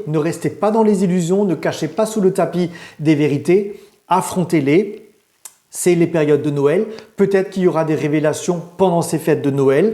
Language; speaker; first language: French; native; French